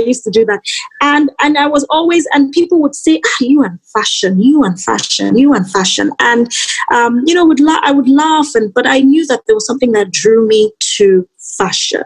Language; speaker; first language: English; non-native, local second language; Yoruba